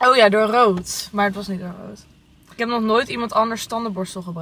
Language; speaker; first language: Dutch; native; Dutch